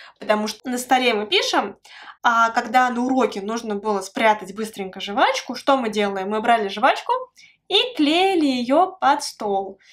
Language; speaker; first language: Russian; native; Russian